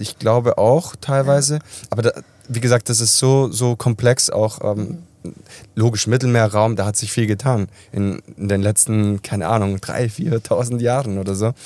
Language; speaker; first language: German; early bilingual, other home language; Italian